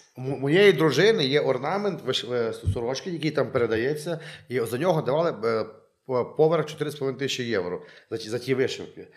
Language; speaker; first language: Ukrainian; native; Ukrainian